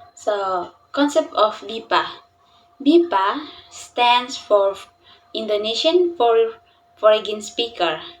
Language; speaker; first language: English; non-native, learner; Indonesian